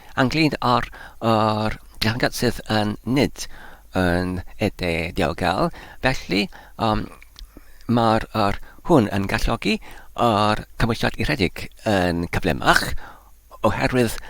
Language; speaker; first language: Welsh; non-native, learner; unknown